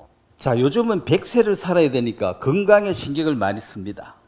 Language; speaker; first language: Korean; native; Korean